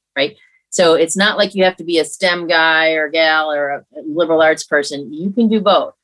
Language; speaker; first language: English; native; English